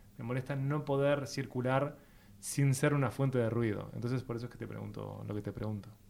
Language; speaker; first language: Spanish; native; Spanish